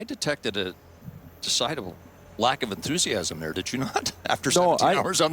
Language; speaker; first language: English; native; English